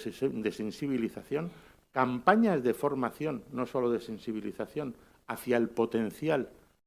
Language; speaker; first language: Spanish; native; Spanish